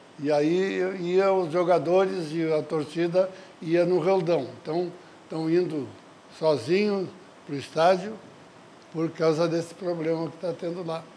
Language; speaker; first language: Portuguese; native; Portuguese